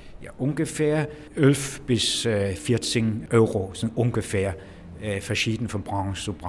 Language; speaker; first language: German; non-native, fluent; Danish